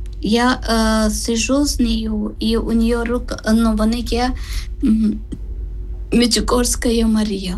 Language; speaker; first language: Ukrainian; non-native, learner; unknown